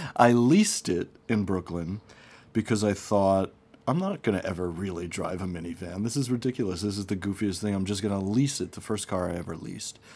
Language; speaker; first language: English; native; English